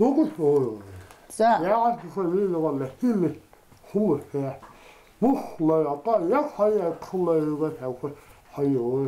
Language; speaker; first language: Mongolian; non-native, learner; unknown